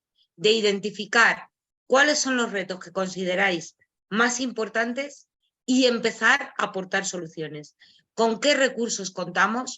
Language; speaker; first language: Spanish; native; Spanish